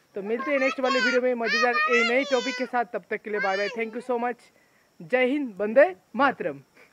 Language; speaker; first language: Hindi; non-native, local second language; Bangla